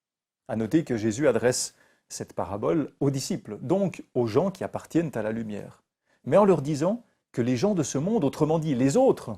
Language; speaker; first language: French; native; French